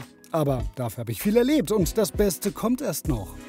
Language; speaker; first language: German; native; German